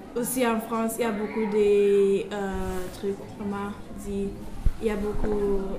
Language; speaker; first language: French; non-native, learner; German